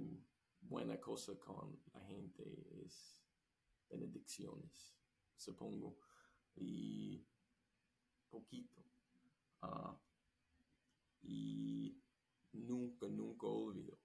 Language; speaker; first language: Spanish; non-native, learner; English